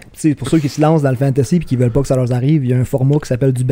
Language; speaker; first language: French; native; French